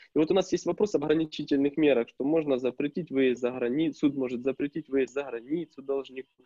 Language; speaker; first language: Ukrainian; non-native, local second language; Russian